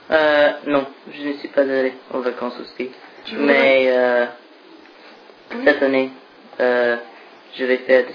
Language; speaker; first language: French; non-native, learner; English